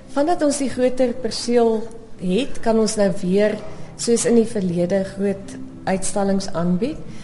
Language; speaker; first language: Afrikaans; native; Afrikaans